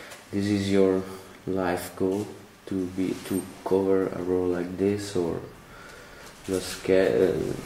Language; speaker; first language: English; non-native, fluent; Italian